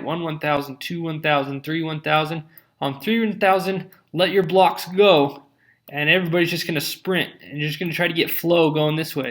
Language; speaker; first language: English; native; English